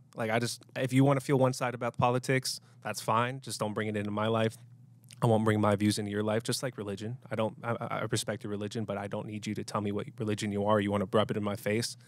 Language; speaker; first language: English; native; English